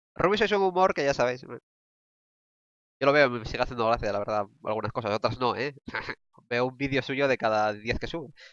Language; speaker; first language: Spanish; native; Spanish